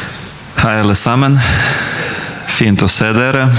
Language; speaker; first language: Norwegian; non-native, fluent; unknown